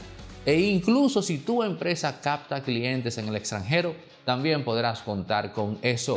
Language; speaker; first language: Spanish; native; Spanish